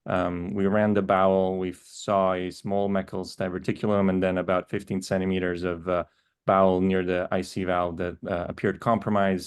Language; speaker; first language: English; native; English